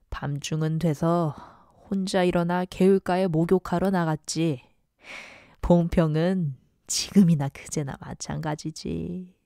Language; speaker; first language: Korean; native; Korean